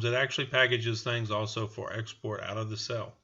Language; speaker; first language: English; native; English